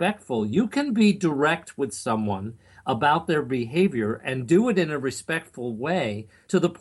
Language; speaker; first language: English; native; English